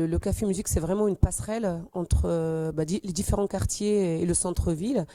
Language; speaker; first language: French; native; French